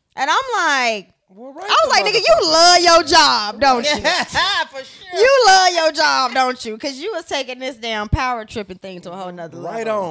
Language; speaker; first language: English; native; English